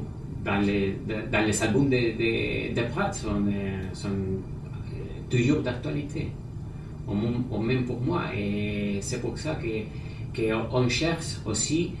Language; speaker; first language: French; non-native, fluent; Spanish